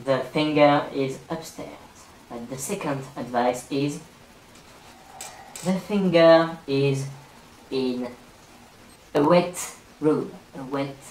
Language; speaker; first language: English; non-native, learner; French